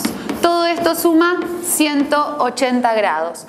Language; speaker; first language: Spanish; native; Spanish